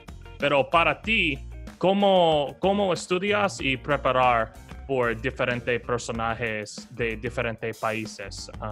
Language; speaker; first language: Spanish; non-native, learner; English